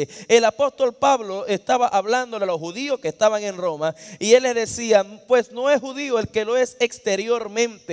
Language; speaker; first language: Spanish; native; Spanish